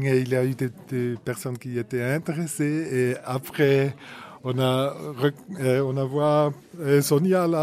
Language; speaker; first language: French; non-native, fluent; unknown